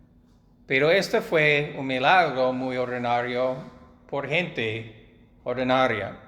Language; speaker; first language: Spanish; non-native, fluent; English